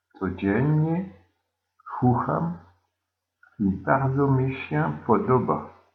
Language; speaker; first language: Polish; non-native, learner; French